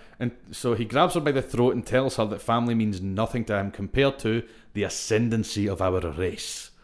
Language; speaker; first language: English; native; English